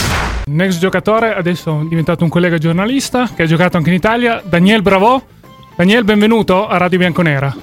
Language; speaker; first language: Italian; native; Italian